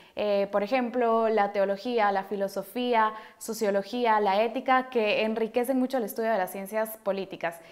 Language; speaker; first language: Spanish; native; Spanish